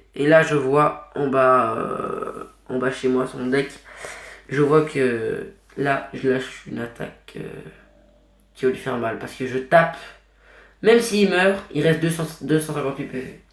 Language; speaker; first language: French; native; French